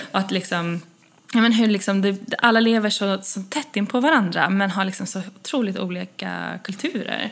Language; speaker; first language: Swedish; native; Swedish